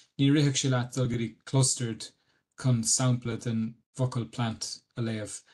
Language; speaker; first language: Irish; native; Irish